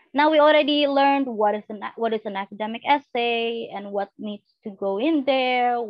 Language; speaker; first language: English; non-native, fluent; Indonesian